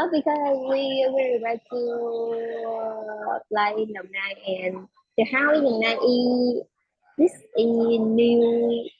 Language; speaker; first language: English; non-native, learner; Vietnamese